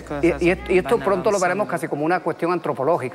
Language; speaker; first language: Spanish; native; Spanish